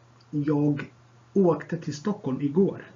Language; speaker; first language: Swedish; non-native, fluent; Tigrinya